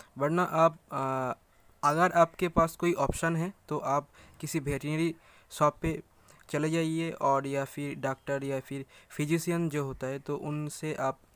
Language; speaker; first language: Hindi; native; Hindi